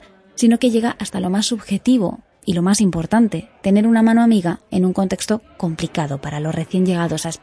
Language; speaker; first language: Spanish; native; Spanish